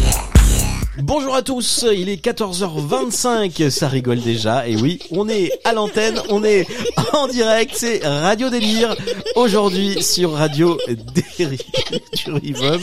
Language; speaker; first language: French; native; French